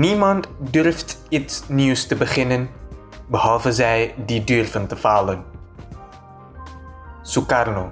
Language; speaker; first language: Dutch; non-native, fluent; Indonesian